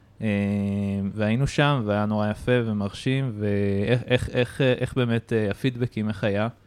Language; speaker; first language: Hebrew; native; Hebrew